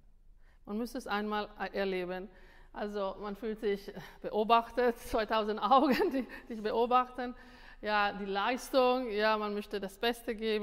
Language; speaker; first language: German; non-native, fluent; Italian